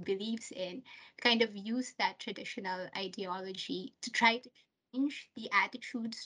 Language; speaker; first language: English; non-native, local second language; Filipino